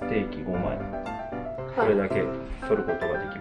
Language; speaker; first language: Japanese; native; Japanese